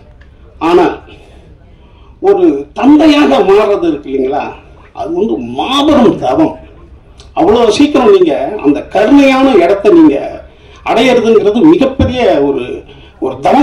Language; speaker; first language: Tamil; native; Tamil